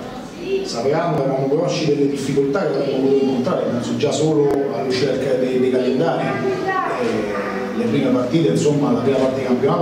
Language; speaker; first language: Italian; native; Italian